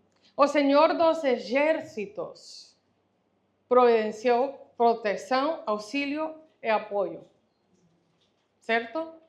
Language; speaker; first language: Portuguese; non-native, fluent; Spanish